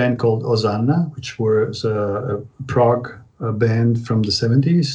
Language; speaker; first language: English; non-native, fluent; Italian